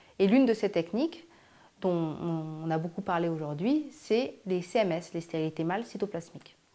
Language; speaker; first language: French; native; French